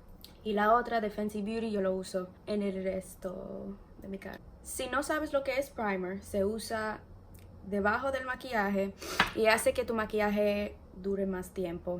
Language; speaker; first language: Spanish; early bilingual, heritage; English